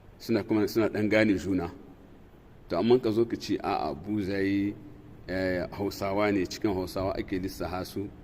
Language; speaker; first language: Hausa; non-native, local second language; Tamasheq